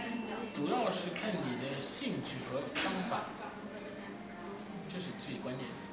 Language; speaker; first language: Chinese; non-native, fluent; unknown